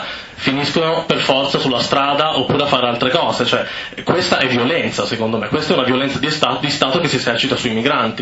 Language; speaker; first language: Italian; native; Italian